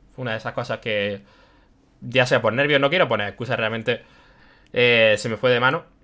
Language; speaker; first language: Spanish; early bilingual, other home language; German